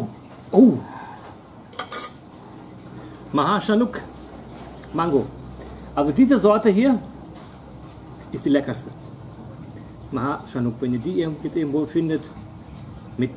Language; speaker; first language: German; native; German